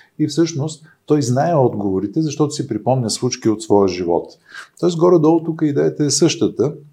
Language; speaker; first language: Bulgarian; native; Bulgarian